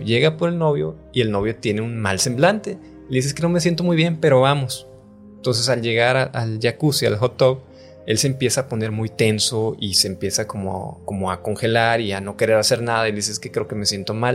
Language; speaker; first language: Spanish; native; Spanish